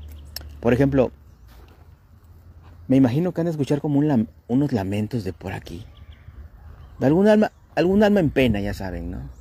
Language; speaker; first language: Spanish; native; Spanish